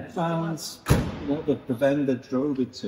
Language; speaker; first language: English; native; English